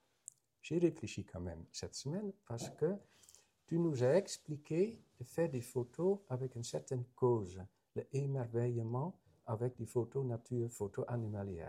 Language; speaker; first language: French; non-native, fluent; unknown